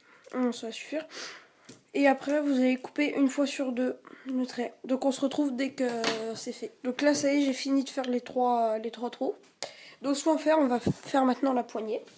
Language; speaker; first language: French; native; French